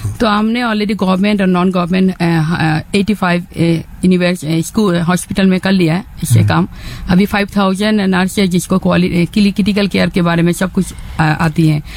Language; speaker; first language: Hindi; non-native, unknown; Bangla